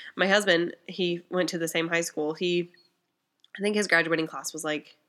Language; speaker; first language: English; native; English